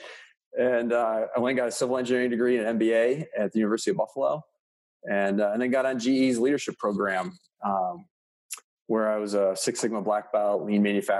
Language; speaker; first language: English; native; English